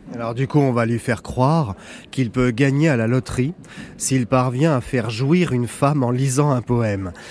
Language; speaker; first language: French; native; French